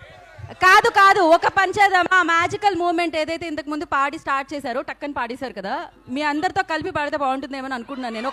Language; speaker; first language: Telugu; native; Telugu